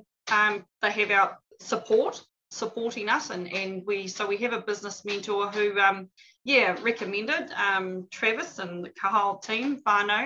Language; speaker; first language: English; native; English